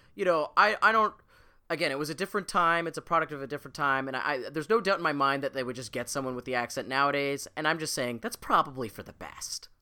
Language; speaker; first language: English; early bilingual, other home language; Italian